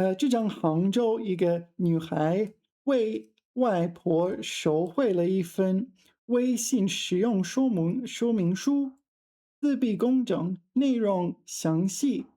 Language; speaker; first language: Chinese; non-native, fluent; English